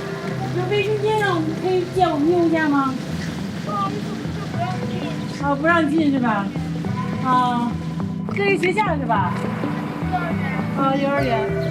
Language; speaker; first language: Chinese; non-native, fluent; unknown